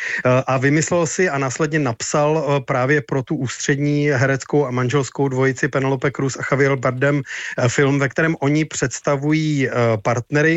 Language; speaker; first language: Czech; native; Czech